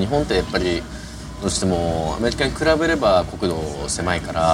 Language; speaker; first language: Japanese; native; Japanese